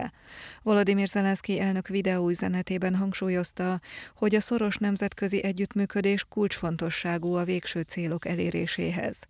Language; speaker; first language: Hungarian; native; Hungarian